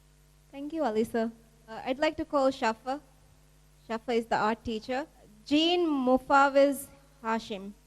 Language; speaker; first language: English; non-native, local second language; Divehi